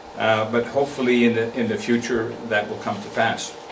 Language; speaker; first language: English; native; English